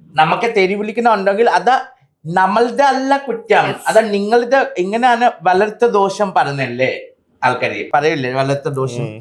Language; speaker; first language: Malayalam; non-native, local second language; Assamese